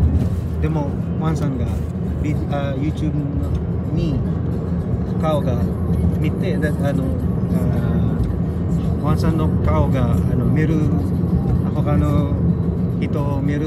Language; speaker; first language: Japanese; non-native, learner; Filipino